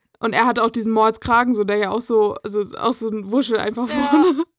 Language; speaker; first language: German; native; German